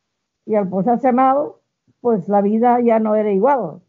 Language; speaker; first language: Catalan; non-native, local second language; Spanish